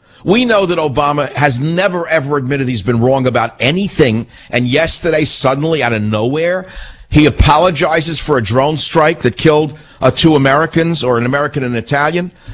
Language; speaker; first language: English; native; English